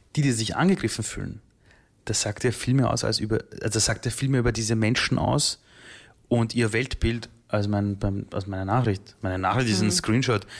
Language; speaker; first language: German; native; German